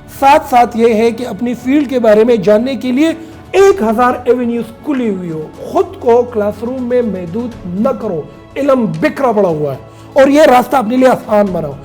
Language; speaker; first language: Urdu; non-native, local second language; Pashto